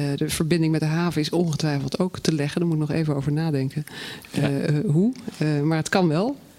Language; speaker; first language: Dutch; native; Dutch